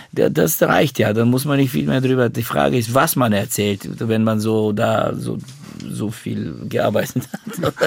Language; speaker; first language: German; non-native, fluent; Bulgarian